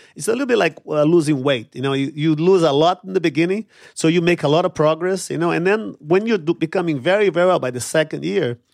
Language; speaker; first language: English; non-native, fluent; Portuguese